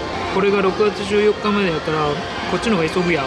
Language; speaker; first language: Japanese; native; Japanese